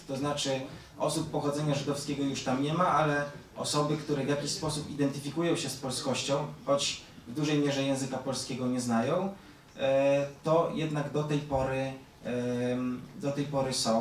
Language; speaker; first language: Polish; native; Polish